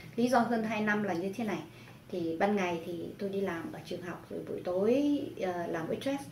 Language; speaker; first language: Vietnamese; native; Vietnamese